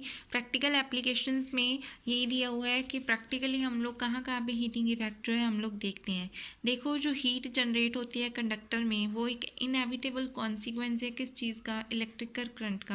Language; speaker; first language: Hindi; native; Hindi